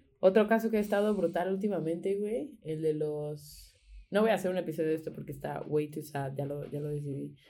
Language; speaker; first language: Spanish; native; Spanish